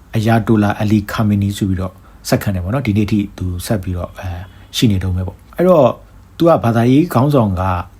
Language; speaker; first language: Burmese; native; Burmese